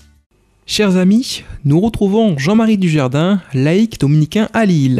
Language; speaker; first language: French; native; French